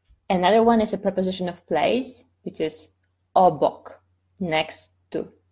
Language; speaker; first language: English; non-native, fluent; Polish